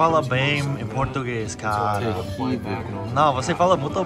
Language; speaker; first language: Portuguese; non-native, learner; English